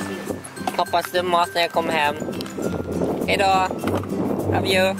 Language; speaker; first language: Swedish; non-native, fluent; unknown